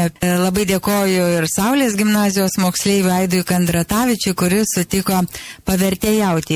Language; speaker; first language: Lithuanian; native; Lithuanian